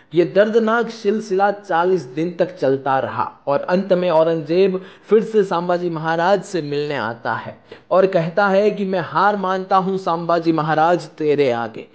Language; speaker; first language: Hindi; non-native, local second language; Gujarati